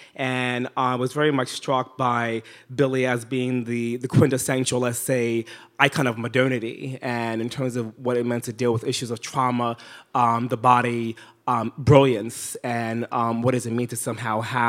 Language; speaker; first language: English; native; English